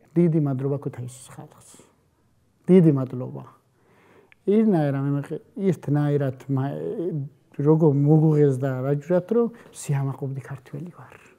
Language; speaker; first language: Georgian; early bilingual, heritage; Georgian